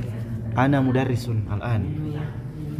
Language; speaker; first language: Arabic; non-native, fluent; Indonesian